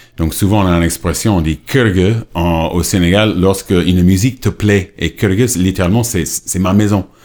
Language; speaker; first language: French; non-native, fluent; English